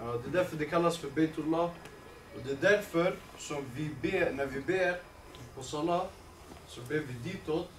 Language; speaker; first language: Swedish; early bilingual, other home language; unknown